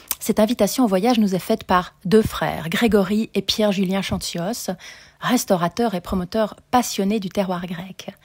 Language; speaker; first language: French; native; French